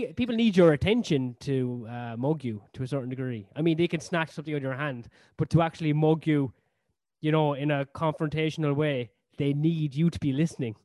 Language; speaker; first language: English; native; English